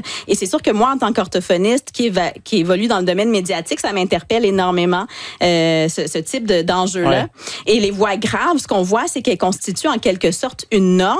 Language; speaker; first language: French; native; French